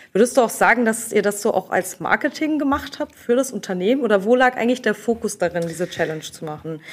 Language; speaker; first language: German; native; German